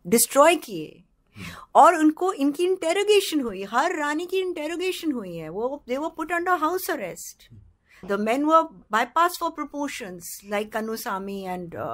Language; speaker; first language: Hindi; native; Hindi